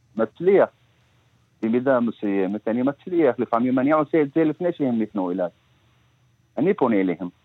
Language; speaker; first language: Hebrew; non-native, local second language; Arabic